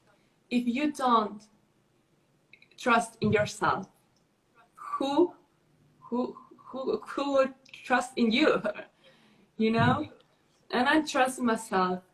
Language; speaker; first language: English; non-native, learner; Spanish